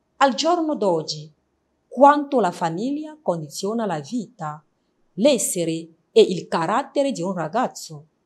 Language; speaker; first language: Italian; non-native, fluent; French